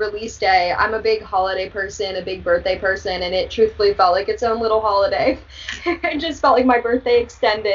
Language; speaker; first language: English; native; English